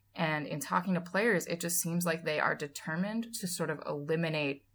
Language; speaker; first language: English; native; English